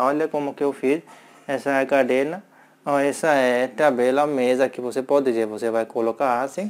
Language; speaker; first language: Portuguese; non-native, learner; Hindi